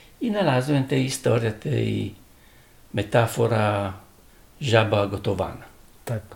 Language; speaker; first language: Polish; non-native, learner; Italian